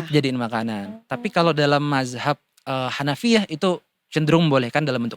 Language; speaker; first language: Indonesian; native; Indonesian